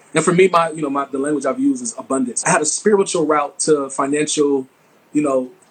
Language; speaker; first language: English; native; English